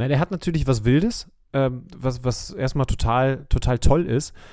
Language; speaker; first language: German; native; German